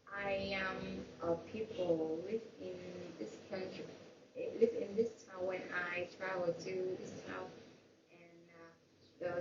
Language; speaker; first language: English; non-native, learner; Vietnamese